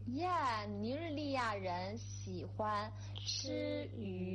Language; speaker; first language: Chinese; non-native, fluent; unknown